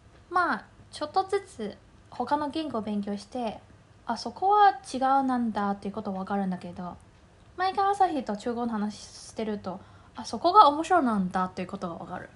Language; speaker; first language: Japanese; non-native, fluent; Chinese